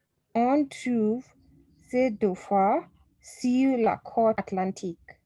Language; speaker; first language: French; non-native, learner; English